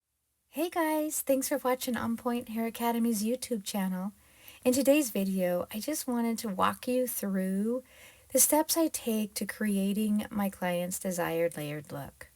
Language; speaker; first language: English; native; English